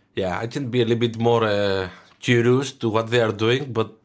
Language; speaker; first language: English; non-native, fluent; Greek